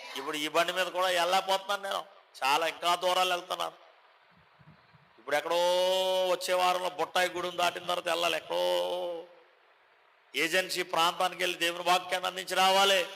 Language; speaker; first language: Telugu; native; Telugu